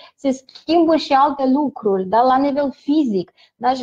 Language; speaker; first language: Romanian; non-native, fluent; Russian